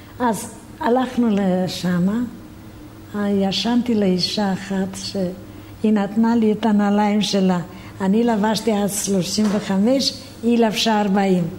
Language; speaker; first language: Hebrew; non-native, fluent; Romanian